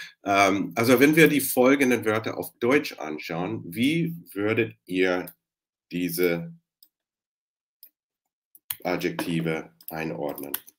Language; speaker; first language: German; non-native, fluent; English